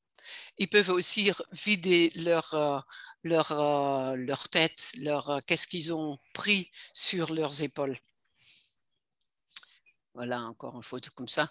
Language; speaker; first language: French; non-native, fluent; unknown